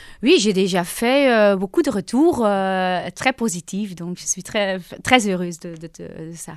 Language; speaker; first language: French; non-native, local second language; Dutch